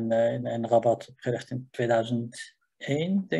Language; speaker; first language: Dutch; non-native, fluent; Riffian